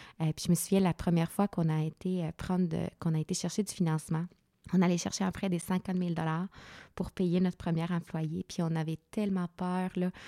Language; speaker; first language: French; non-native, fluent; Spanish